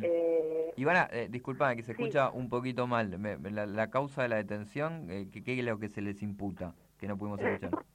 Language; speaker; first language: Spanish; native; Spanish